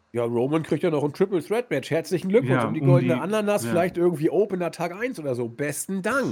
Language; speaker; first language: German; native; German